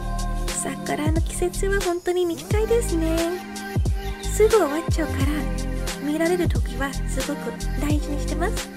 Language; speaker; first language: Japanese; non-native, fluent; English